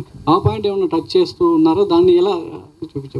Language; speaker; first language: Telugu; native; Telugu